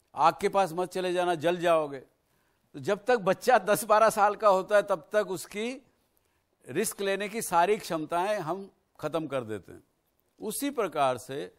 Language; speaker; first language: Hindi; native; Hindi